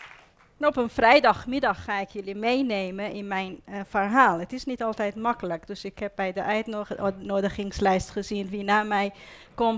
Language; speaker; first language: Dutch; non-native, fluent; Persian